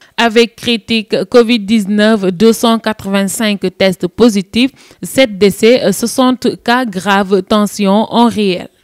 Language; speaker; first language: French; non-native, local second language; Wolof